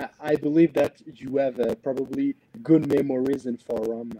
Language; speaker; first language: English; non-native, learner; French